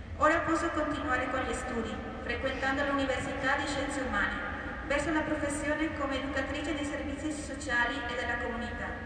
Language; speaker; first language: Italian; non-native, fluent; Spanish